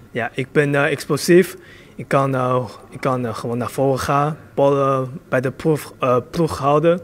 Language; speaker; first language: Dutch; early bilingual, other home language; Chinese